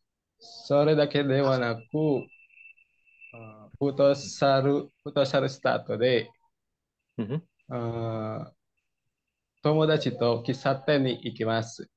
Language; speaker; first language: Japanese; non-native, learner; Indonesian